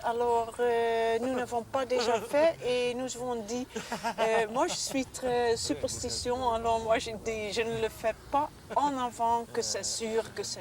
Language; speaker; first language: French; non-native, learner; Dutch